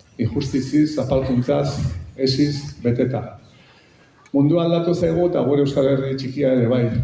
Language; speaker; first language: Basque; non-native, local second language; Spanish